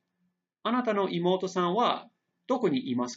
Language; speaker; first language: Japanese; non-native, fluent; English